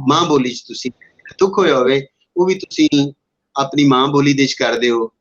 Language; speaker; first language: Punjabi; native; Punjabi